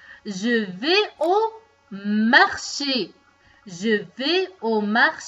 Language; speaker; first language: French; non-native, local second language; Arabic